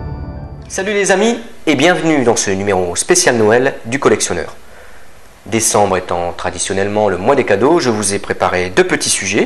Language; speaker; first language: French; native; French